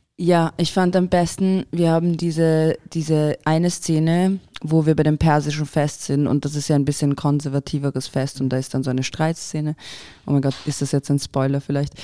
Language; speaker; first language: German; early bilingual, other home language; Croatian